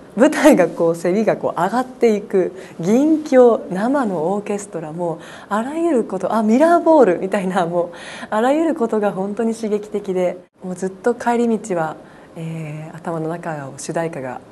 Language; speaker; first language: Japanese; native; Japanese